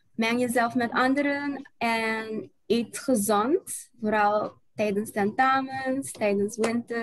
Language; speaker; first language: Dutch; non-native, local second language; Papiamento